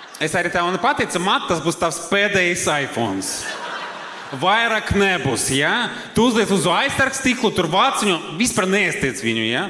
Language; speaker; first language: Latvian; non-native, local second language; Russian